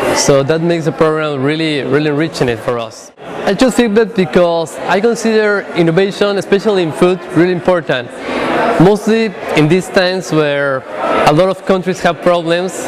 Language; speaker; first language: English; non-native, fluent; Spanish